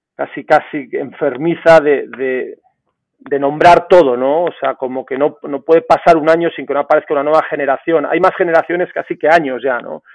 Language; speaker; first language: Spanish; native; Spanish